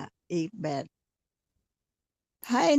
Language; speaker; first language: Dutch; non-native, learner; Indonesian